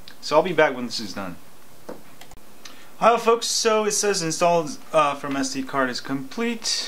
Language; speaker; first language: English; native; English